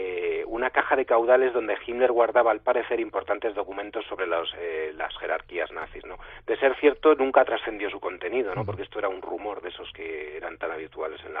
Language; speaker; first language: Spanish; native; Spanish